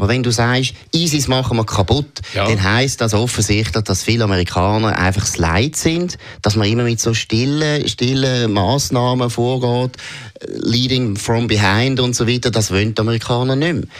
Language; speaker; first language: German; native; German